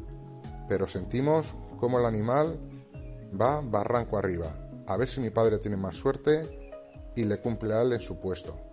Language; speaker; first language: Spanish; native; Spanish